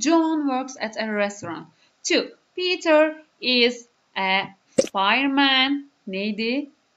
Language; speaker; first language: English; non-native, fluent; Turkish